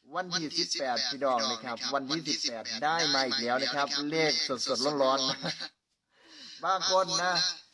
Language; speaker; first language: Thai; native; Thai